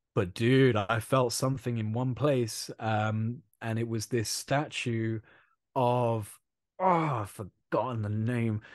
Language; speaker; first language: English; native; English